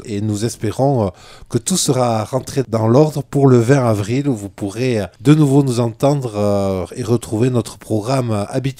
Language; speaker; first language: French; native; French